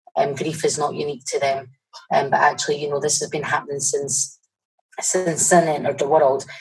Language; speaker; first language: English; native; English